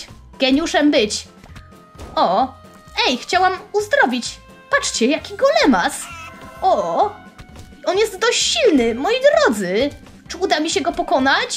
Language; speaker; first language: Polish; native; Polish